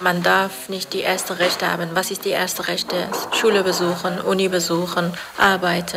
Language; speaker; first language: German; non-native, learner; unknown